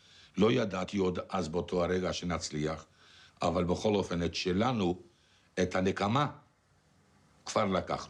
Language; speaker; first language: Hebrew; non-native, fluent; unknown